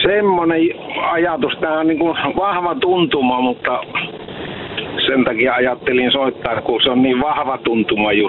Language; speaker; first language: Finnish; native; Finnish